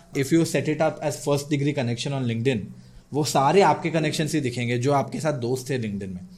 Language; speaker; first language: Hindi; non-native, local second language; Odia